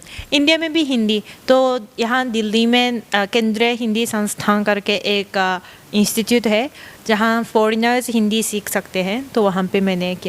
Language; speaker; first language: Hindi; non-native, fluent; Japanese